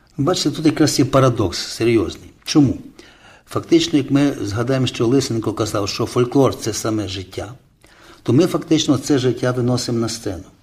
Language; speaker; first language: Ukrainian; native; Ukrainian